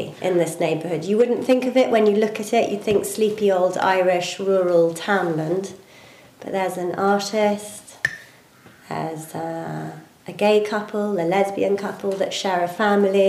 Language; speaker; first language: English; native; English